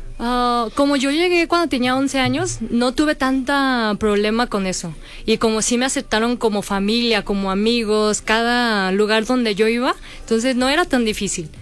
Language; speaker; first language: Spanish; early bilingual, other home language; Korean